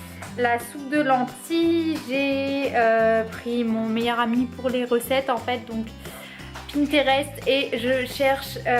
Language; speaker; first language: French; native; French